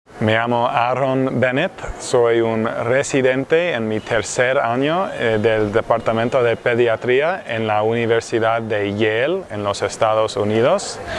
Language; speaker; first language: Spanish; non-native, learner; English